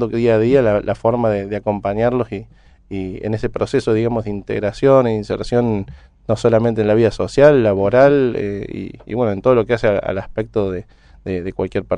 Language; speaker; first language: Spanish; native; Spanish